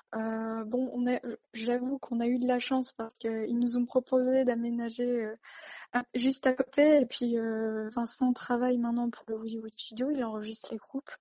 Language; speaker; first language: French; native; French